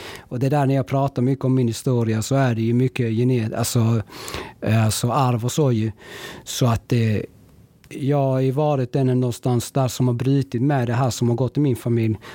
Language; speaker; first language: Swedish; early bilingual, other home language; Spanish